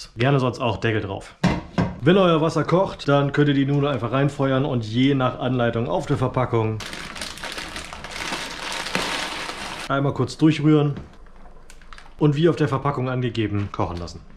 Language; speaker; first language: German; native; German